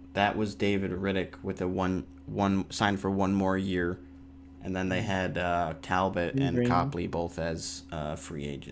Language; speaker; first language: English; native; English